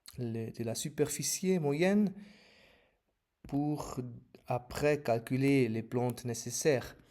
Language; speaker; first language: French; non-native, fluent; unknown